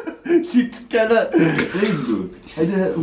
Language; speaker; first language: Arabic; native; Arabic